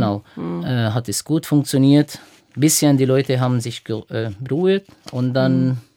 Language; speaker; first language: German; non-native, fluent; Arabic